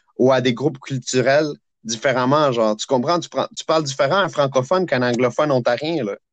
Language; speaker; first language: French; early bilingual, other home language; Spanish